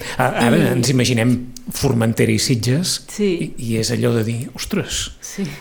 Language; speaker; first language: Catalan; native; Catalan